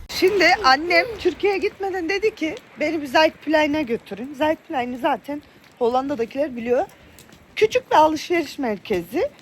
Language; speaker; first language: Turkish; early bilingual, other home language; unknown